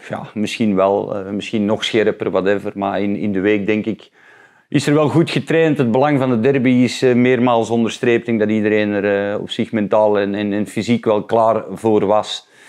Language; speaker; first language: Dutch; native; Dutch